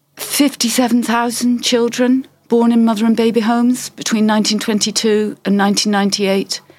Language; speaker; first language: English; native; English